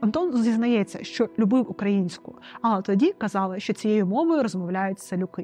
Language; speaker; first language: Ukrainian; non-native, local second language; Russian